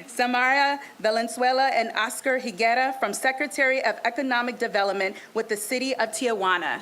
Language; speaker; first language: English; non-native, fluent; Spanish